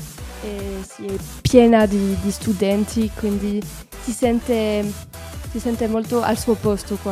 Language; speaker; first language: Italian; non-native, learner; French